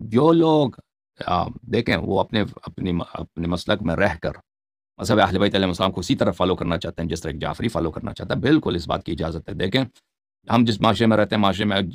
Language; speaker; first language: Urdu; native; Urdu